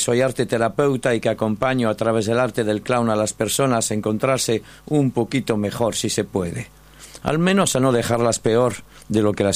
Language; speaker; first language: Spanish; non-native, fluent; French